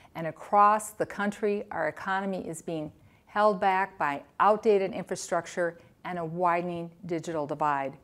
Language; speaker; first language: English; native; English